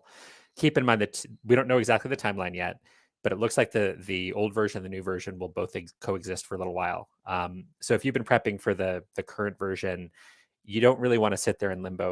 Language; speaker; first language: English; native; English